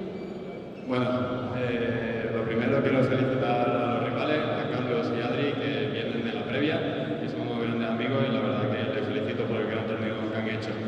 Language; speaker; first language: Spanish; native; Spanish